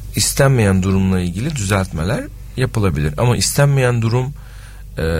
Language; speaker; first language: Turkish; native; Turkish